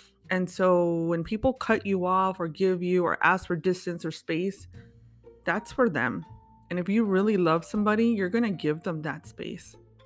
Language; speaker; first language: English; early bilingual, other home language; Spanish